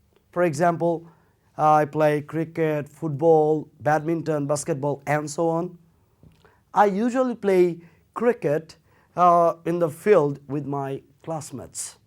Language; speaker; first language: English; non-native, local second language; Bangla